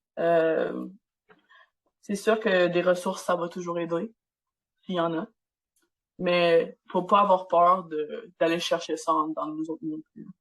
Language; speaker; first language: French; non-native, local second language; English